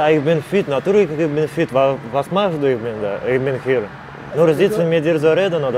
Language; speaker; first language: German; non-native, learner; Russian